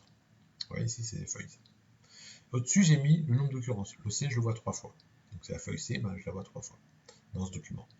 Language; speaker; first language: French; native; French